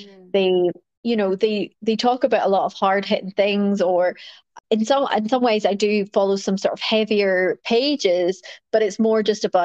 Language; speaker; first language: English; native; English